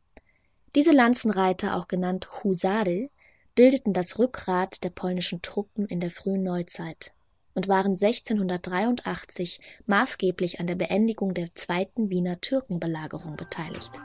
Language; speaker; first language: German; native; German